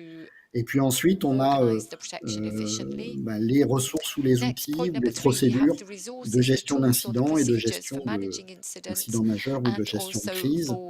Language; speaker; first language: French; native; French